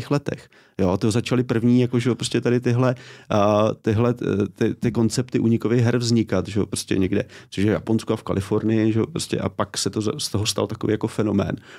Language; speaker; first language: Czech; native; Czech